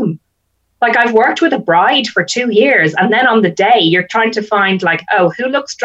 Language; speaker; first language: English; native; English